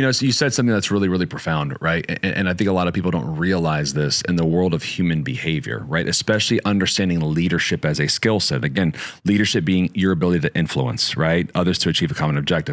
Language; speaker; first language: English; native; English